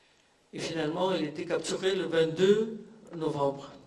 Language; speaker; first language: French; non-native, fluent; Indonesian